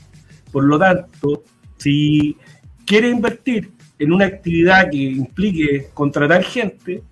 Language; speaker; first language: Spanish; native; Spanish